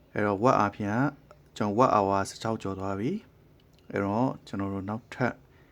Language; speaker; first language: Burmese; native; Burmese